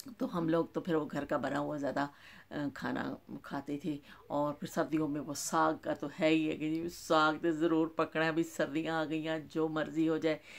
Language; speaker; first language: Urdu; non-native, local second language; Punjabi